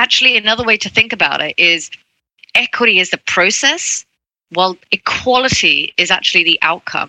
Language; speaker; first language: English; non-native, local second language; Cantonese